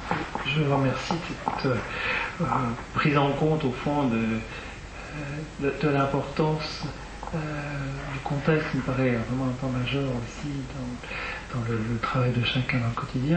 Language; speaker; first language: French; native; French